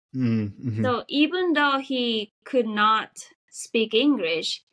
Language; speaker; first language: English; non-native, fluent; Japanese